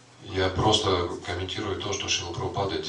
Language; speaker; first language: Russian; native; Russian